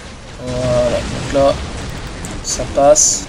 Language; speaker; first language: French; native; French